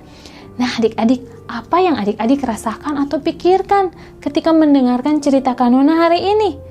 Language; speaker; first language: Indonesian; native; Indonesian